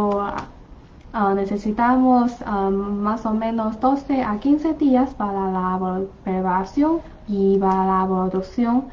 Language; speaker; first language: Spanish; non-native, learner; Chinese